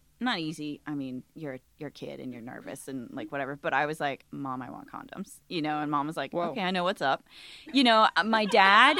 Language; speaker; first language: English; native; English